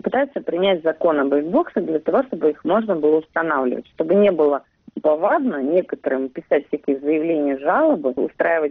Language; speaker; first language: Russian; native; Russian